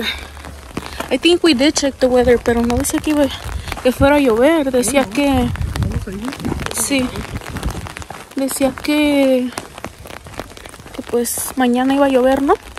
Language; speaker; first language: Spanish; early bilingual, heritage; Spanish